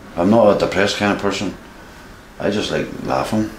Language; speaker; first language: English; native; English